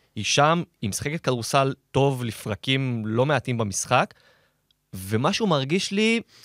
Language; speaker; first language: Hebrew; native; Hebrew